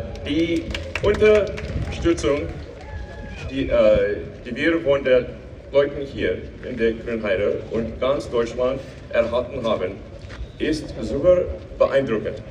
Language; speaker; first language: German; non-native, learner; English